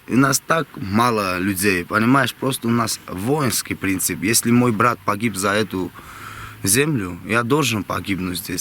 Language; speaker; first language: Russian; non-native, local second language; Armenian